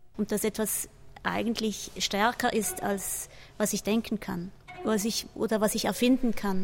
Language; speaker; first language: German; native; German